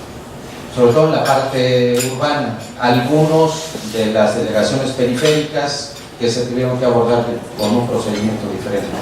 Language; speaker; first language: Spanish; native; Spanish